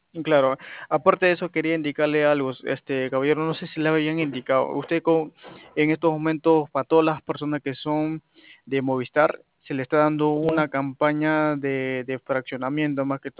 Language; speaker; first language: Spanish; native; Spanish